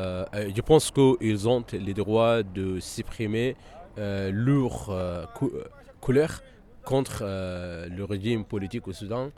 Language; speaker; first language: French; non-native, fluent; Arabic